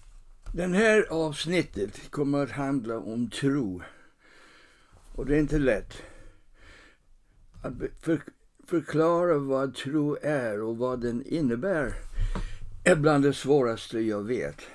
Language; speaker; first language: Swedish; non-native, fluent; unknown